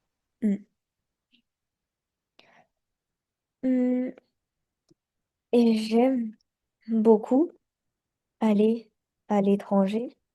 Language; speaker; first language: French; non-native, learner; Chinese